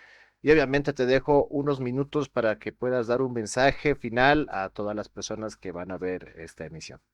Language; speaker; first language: Spanish; native; Spanish